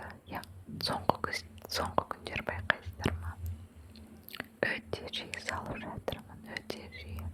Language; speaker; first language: Kazakh; non-native, local second language; Russian